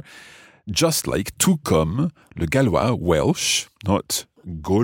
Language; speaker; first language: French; non-native, fluent; English